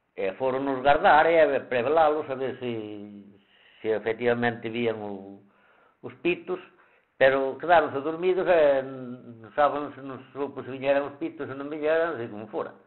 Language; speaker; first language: Galician; native; Galician